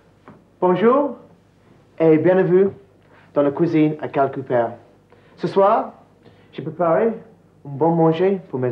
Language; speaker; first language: French; non-native, learner; English